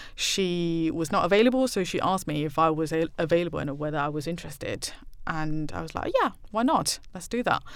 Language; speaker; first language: English; non-native, fluent; Chinese